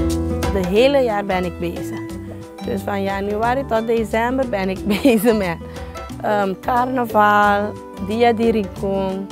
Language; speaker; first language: Dutch; non-native, local second language; Papiamento